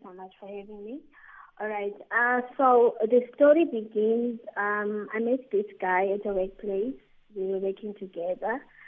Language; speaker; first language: English; non-native, local second language; Xhosa